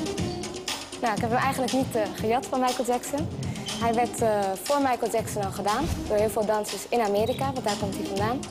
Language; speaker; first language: Dutch; native; Dutch